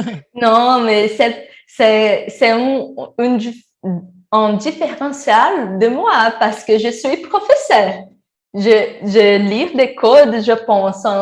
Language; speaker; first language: French; non-native, learner; Portuguese